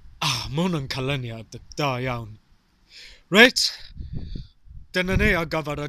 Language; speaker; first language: Welsh; non-native, local second language; English